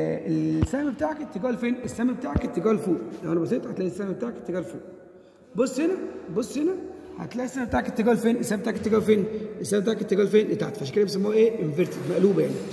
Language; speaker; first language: Arabic; native; Arabic